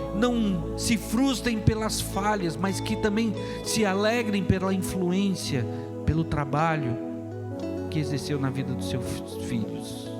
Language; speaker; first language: Portuguese; native; Portuguese